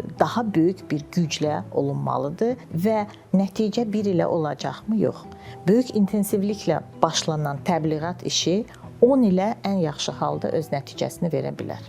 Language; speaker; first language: Azerbaijani; native; Azerbaijani